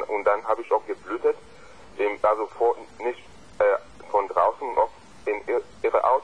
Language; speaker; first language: German; non-native, fluent; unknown